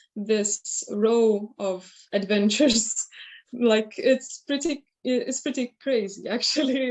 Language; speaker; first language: English; non-native, fluent; Lithuanian